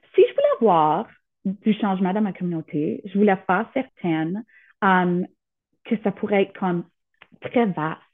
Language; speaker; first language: French; native; French